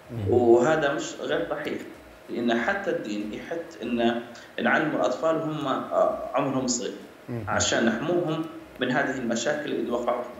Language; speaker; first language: Arabic; native; Arabic